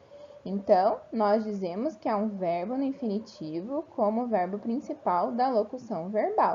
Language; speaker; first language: Portuguese; native; Portuguese